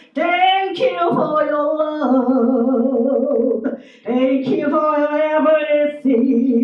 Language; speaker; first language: English; non-native, local second language; Filipino